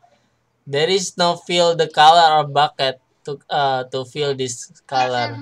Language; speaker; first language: English; non-native, learner; Indonesian